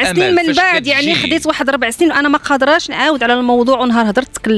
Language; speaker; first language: Arabic; native; Arabic